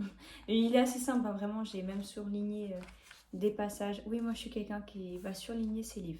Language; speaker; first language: French; native; French